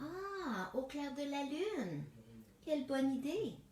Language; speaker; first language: French; native; French